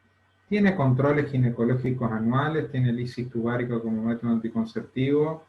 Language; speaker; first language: Spanish; native; Spanish